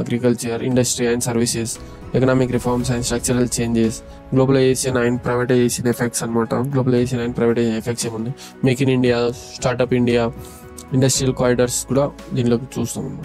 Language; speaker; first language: Telugu; native; Telugu